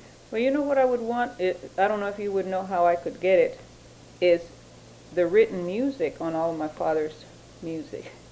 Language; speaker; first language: English; early bilingual, other home language; Spanish